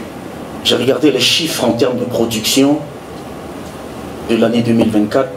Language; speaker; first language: French; non-native, local second language; Sango